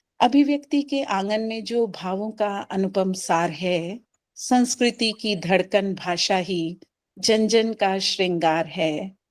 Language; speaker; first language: Hindi; native; Hindi